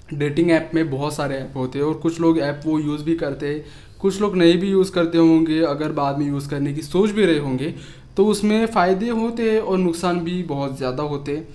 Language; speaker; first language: Hindi; native; Hindi